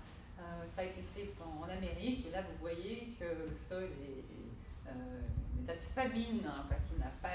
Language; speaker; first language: French; native; French